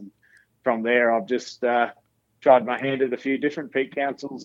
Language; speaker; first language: English; native; English